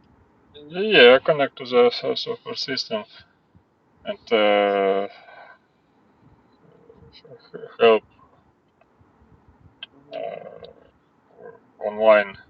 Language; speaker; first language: English; non-native, learner; Russian